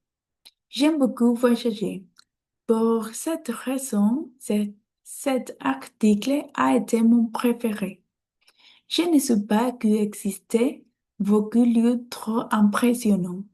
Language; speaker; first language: French; non-native, learner; Spanish